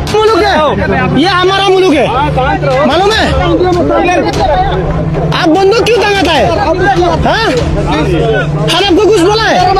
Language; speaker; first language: Hindi; non-native, learner; Bangla